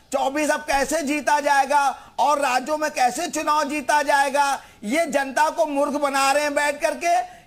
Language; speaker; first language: Hindi; native; Hindi